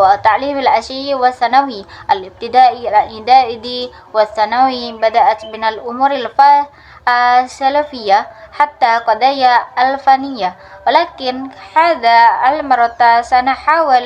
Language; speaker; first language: Arabic; non-native, fluent; Indonesian